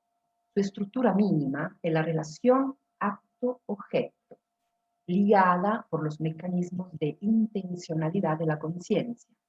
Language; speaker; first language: Spanish; non-native, fluent; Italian